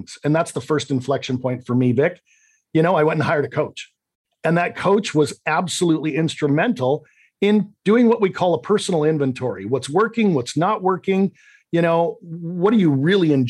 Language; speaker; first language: English; native; English